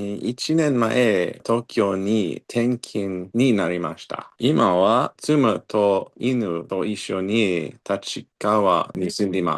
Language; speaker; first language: Japanese; non-native, learner; English